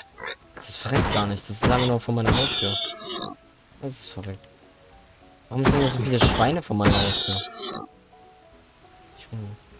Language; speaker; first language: German; native; German